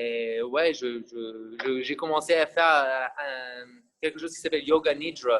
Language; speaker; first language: French; non-native, fluent; English